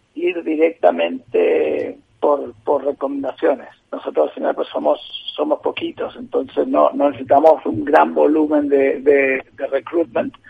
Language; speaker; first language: Spanish; native; Spanish